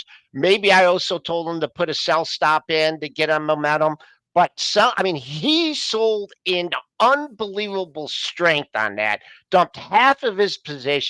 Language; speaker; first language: English; native; English